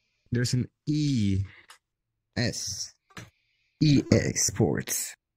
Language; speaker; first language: English; non-native, learner; Spanish